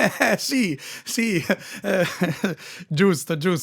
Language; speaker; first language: Italian; native; Italian